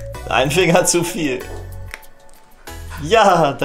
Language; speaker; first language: German; native; German